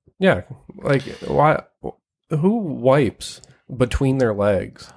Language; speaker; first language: English; native; English